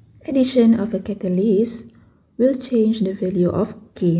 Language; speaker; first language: English; non-native, local second language; Malay